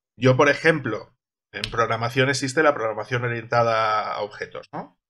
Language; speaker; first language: Spanish; native; Spanish